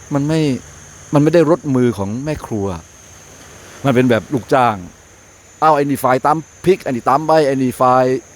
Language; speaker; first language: Thai; native; Thai